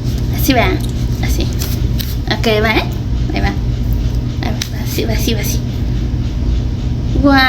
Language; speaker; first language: Spanish; early bilingual, heritage; Spanish